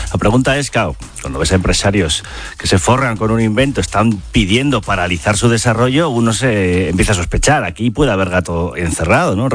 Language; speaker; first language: Spanish; native; Spanish